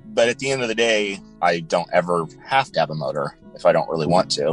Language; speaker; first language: English; native; English